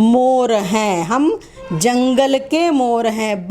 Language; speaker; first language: Hindi; non-native, local second language; Telugu